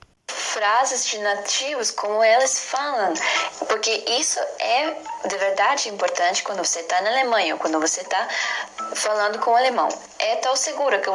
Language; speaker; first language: Portuguese; non-native, learner; Latvian